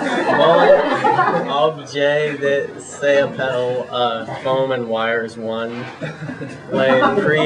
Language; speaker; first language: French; non-native, learner; English